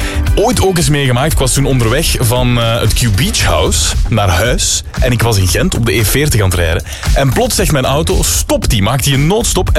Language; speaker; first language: Dutch; native; Dutch